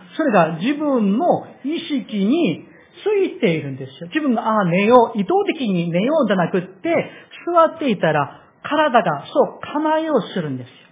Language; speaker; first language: Japanese; non-native, fluent; Korean